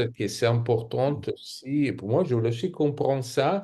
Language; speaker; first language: French; non-native, fluent; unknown